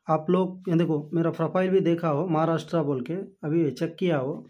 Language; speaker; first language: Hindi; non-native, local second language; Kannada